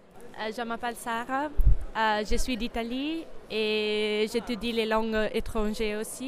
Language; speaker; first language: French; non-native, fluent; Italian